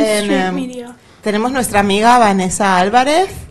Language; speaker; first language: Spanish; native; Spanish